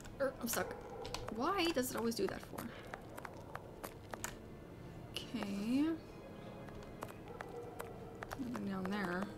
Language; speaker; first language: English; native; English